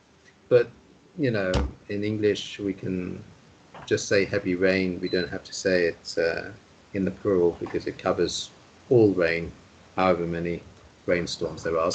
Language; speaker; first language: English; non-native, fluent; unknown